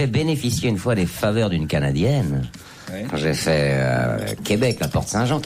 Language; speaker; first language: French; native; French